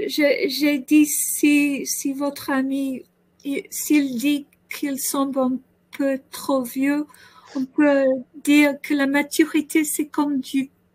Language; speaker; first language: French; non-native, learner; English